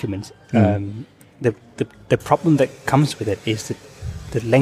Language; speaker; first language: English; non-native, fluent; Thai